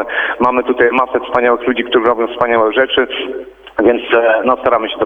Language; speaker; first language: Polish; native; Polish